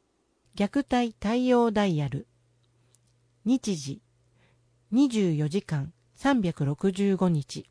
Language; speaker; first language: Japanese; native; Japanese